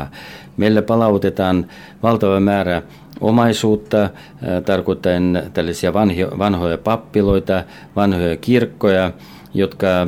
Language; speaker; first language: Finnish; non-native, fluent; Russian